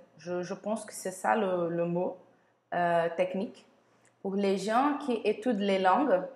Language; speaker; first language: French; non-native, learner; Portuguese